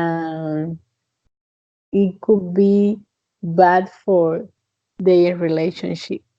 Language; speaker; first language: English; non-native, fluent; Spanish